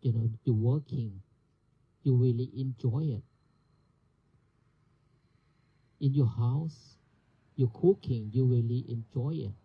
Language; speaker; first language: English; non-native, learner; Thai